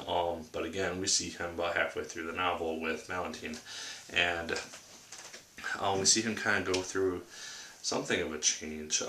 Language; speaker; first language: English; native; English